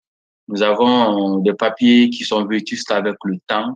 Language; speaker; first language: French; non-native, local second language; Bambara